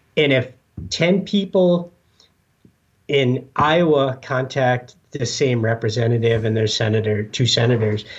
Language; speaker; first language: English; native; English